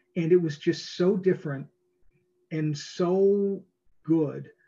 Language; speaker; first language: English; native; English